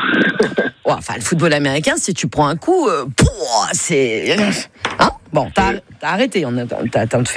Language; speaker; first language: French; native; French